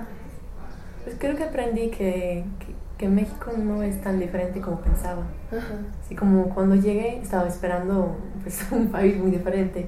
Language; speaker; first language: Spanish; non-native, fluent; English